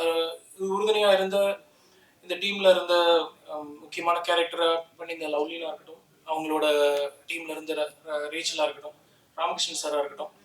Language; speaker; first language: Tamil; native; Tamil